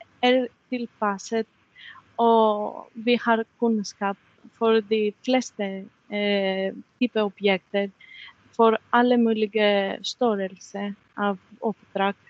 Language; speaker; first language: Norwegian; non-native, fluent; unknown